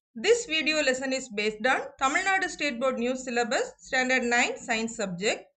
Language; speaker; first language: English; non-native, local second language; Tamil